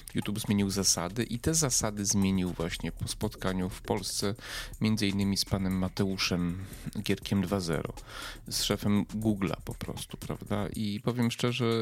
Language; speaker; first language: Polish; native; Polish